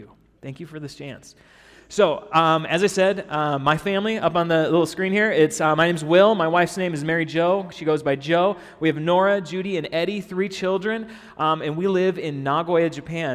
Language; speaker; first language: English; native; English